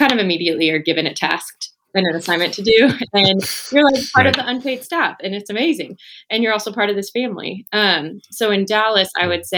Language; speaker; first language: English; native; English